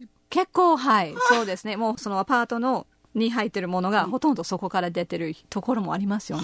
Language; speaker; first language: Japanese; non-native, fluent; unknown